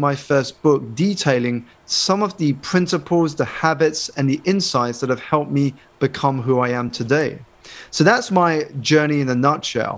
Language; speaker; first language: English; native; English